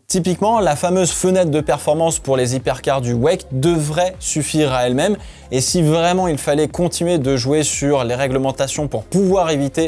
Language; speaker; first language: French; native; French